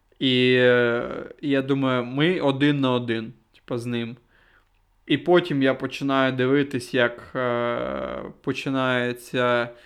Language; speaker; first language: Ukrainian; non-native, local second language; Russian